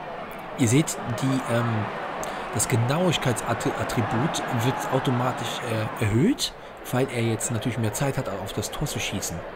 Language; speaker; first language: German; native; German